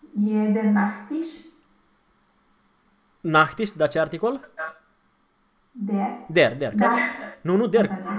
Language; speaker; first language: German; non-native, fluent; Romanian